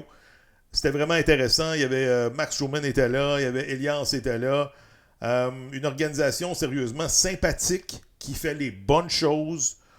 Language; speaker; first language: French; native; French